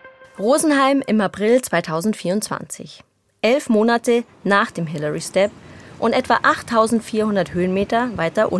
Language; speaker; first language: German; native; German